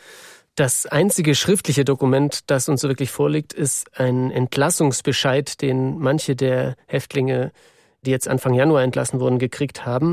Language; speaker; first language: German; native; German